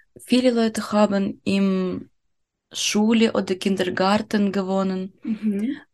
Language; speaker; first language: German; non-native, learner; Ukrainian